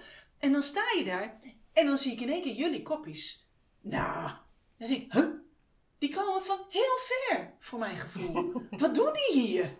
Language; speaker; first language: Dutch; native; Dutch